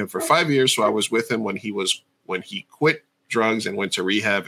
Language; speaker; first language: English; native; English